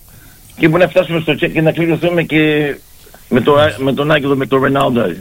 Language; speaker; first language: Greek; early bilingual, heritage; Greek